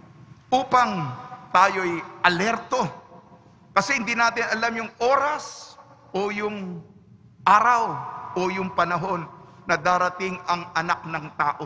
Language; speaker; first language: Filipino; native; Filipino